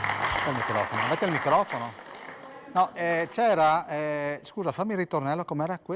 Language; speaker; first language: Italian; native; Italian